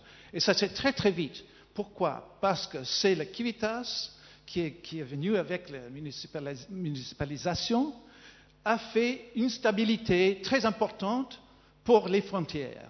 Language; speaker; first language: French; non-native, fluent; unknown